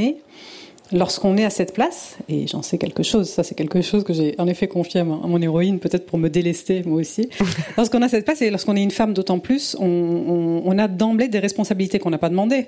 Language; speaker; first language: French; early bilingual, other home language; Italian